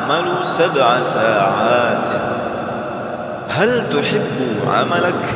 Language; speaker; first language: Arabic; non-native, fluent; Indonesian